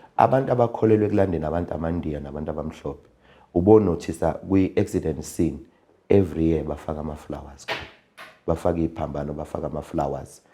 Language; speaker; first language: Zulu; native; Zulu